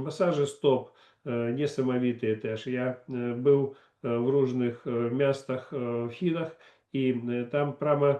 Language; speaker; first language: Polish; non-native, learner; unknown